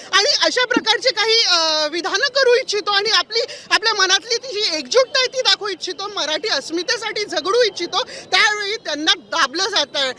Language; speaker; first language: Marathi; native; Marathi